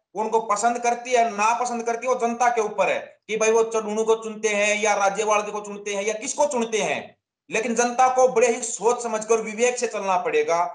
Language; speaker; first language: Hindi; native; Hindi